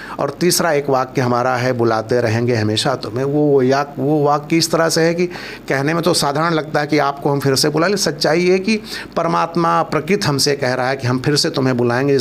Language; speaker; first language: Hindi; non-native, local second language; Awadhi